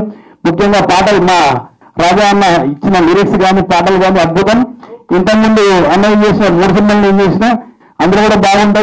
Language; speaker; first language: Telugu; native; Telugu